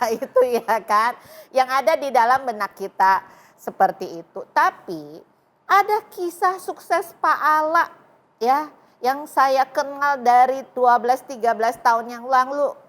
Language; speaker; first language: Indonesian; native; Indonesian